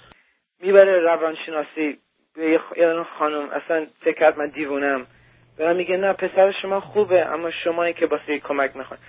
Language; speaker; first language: Persian; early bilingual, heritage; Persian